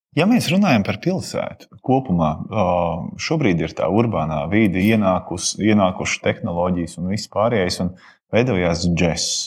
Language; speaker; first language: Latvian; native; Latvian